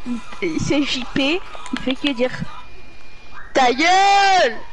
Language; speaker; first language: French; native; French